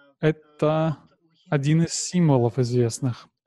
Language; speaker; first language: Russian; non-native, learner; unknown